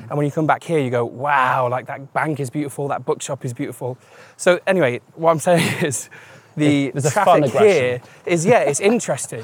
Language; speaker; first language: English; native; English